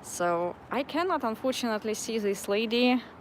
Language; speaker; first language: English; non-native, fluent; Russian